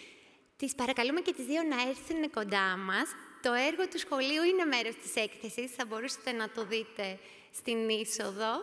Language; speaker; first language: Greek; native; Greek